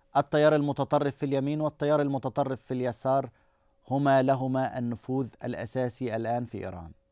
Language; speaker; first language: Arabic; native; Arabic